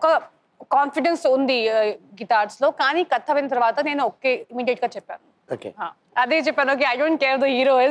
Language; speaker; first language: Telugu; non-native, local second language; Hindi